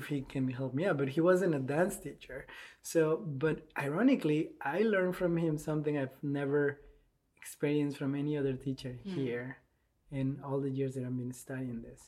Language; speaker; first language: English; non-native, fluent; Spanish